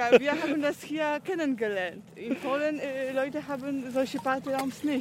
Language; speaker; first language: German; non-native, learner; Polish